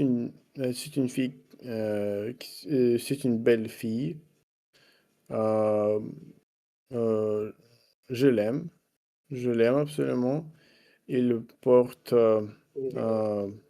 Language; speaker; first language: French; non-native, learner; Russian